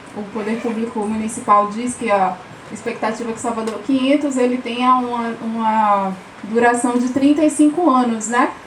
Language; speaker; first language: Portuguese; native; Portuguese